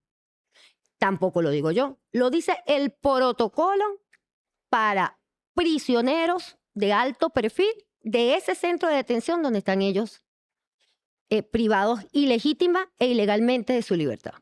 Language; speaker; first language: Spanish; native; Spanish